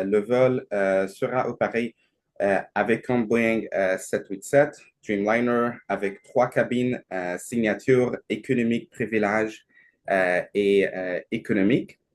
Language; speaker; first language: French; non-native, learner; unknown